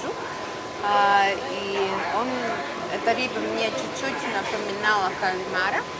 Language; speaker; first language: Russian; non-native, fluent; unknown